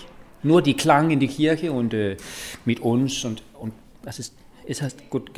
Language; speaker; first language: German; non-native, learner; Danish